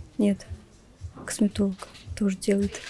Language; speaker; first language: Russian; non-native, local second language; Turkmen